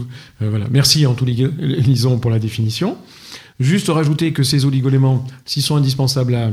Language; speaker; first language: French; native; French